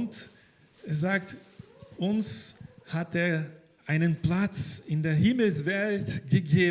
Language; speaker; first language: German; non-native, fluent; Portuguese